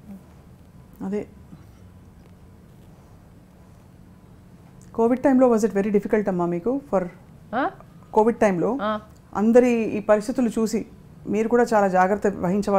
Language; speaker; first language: Telugu; native; Telugu